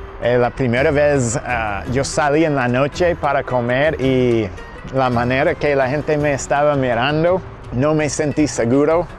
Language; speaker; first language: Spanish; non-native, fluent; English